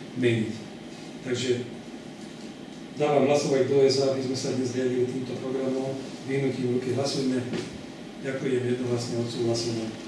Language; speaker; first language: Slovak; non-native, local second language; Hungarian